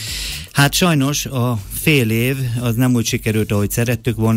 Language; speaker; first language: Hungarian; native; Hungarian